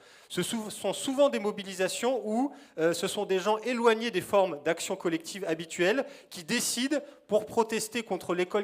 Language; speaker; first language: French; native; French